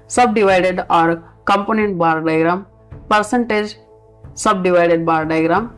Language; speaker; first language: English; non-native, local second language; Kannada